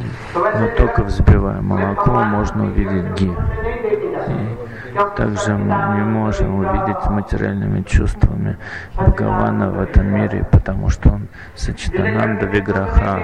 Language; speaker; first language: Russian; non-native, fluent; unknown